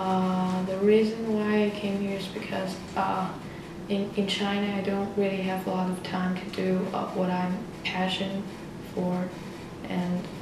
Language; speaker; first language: English; non-native, learner; Chinese